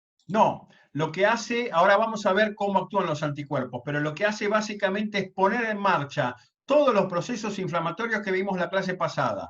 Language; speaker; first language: Spanish; native; Spanish